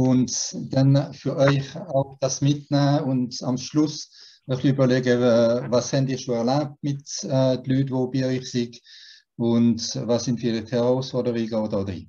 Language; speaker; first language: German; early bilingual, heritage; German